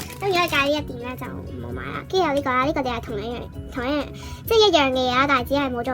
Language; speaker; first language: Cantonese; native; Cantonese